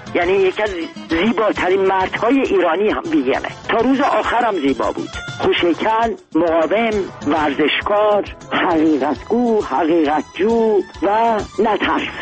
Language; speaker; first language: Persian; non-native, local second language; Armenian